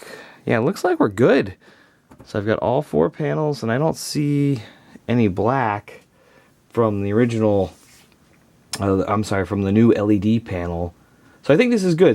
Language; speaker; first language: English; native; English